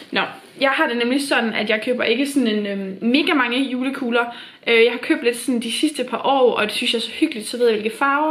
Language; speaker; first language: Danish; native; Danish